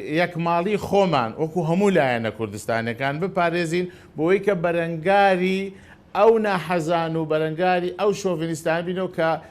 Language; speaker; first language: Central Kurdish; non-native, local second language; Azerbaijani